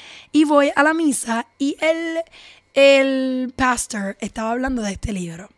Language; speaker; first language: Spanish; early bilingual, heritage; Spanish